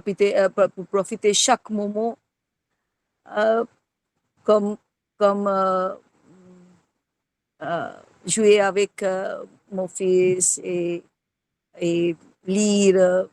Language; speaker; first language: French; non-native, learner; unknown